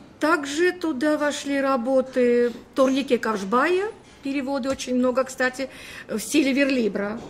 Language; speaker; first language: Russian; native; Russian